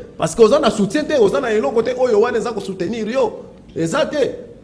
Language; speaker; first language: Lingala; non-native, local second language; Kongo